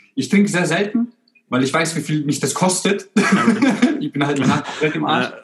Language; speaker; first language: German; early bilingual, other home language; Croatian